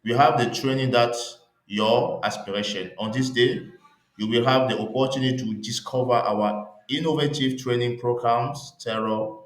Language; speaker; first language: English; non-native, local second language; French